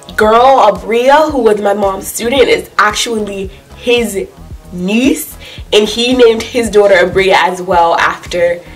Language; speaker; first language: English; native; English